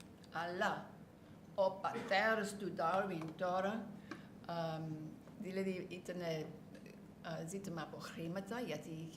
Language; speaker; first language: Greek; non-native, learner; English